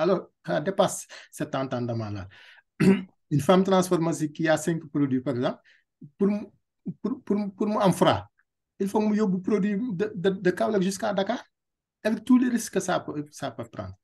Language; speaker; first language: French; non-native, local second language; Wolof